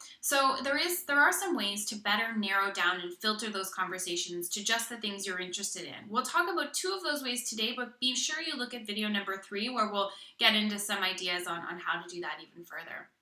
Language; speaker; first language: English; native; English